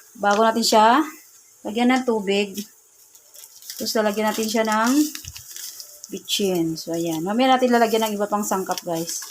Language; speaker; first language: Filipino; non-native, local second language; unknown